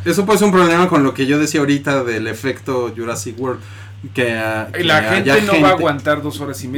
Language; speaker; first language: Spanish; native; Spanish